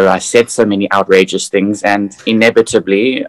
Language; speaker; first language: English; native; English